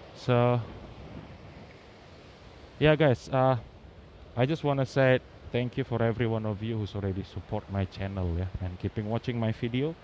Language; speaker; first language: English; non-native, learner; Indonesian